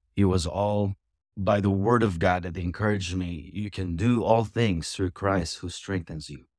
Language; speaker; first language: English; non-native, local second language; Filipino